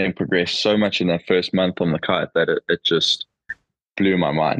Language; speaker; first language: English; native; English